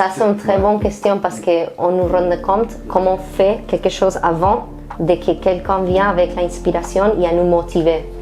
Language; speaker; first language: French; non-native, fluent; Spanish